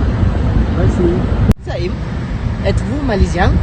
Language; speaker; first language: French; non-native, learner; Malay